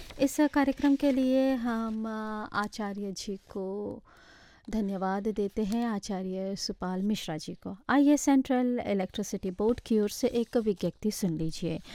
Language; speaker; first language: Hindi; non-native, local second language; Morisyen